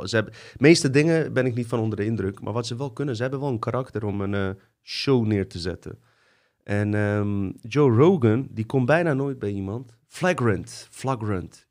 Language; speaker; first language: Dutch; early bilingual, other home language; Bosnian